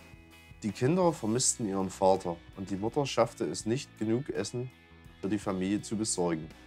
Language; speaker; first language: German; native; German